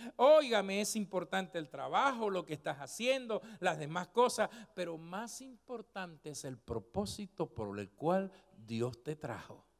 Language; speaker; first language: Spanish; native; Spanish